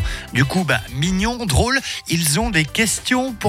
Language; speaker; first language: French; native; French